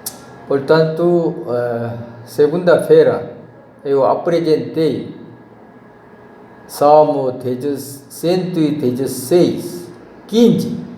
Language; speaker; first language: Portuguese; non-native, learner; Korean